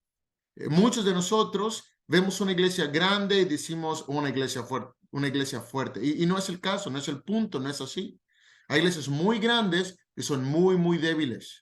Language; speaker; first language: Spanish; native; Spanish